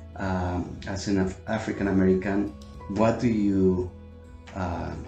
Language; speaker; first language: English; non-native, fluent; Spanish